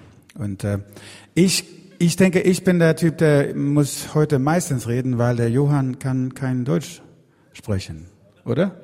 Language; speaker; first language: German; non-native, fluent; Swedish